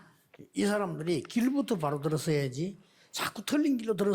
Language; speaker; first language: Korean; native; Korean